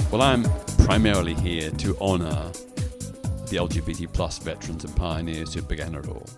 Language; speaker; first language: English; native; English